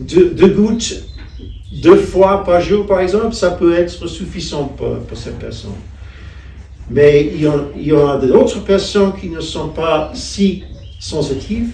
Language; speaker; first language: French; non-native, fluent; English